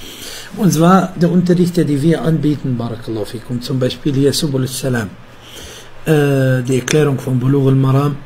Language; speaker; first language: German; non-native, fluent; Arabic